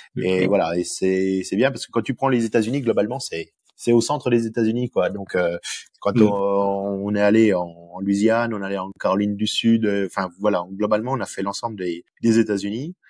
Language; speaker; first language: French; native; French